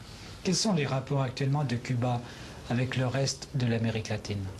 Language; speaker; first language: French; native; French